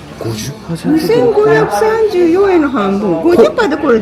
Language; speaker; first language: Japanese; native; Japanese